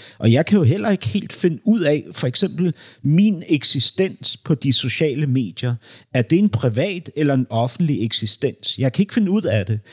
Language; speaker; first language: Danish; native; Danish